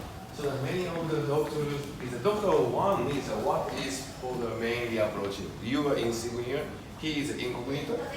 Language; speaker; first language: English; non-native, learner; Japanese